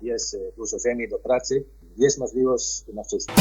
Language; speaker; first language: Polish; early bilingual, heritage; Polish